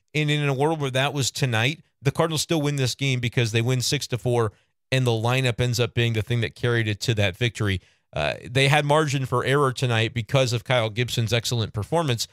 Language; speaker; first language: English; native; English